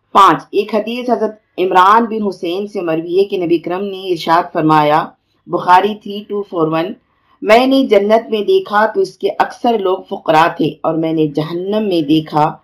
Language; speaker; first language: Urdu; native; Urdu